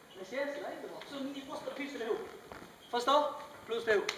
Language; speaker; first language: Swedish; non-native, learner; Chinese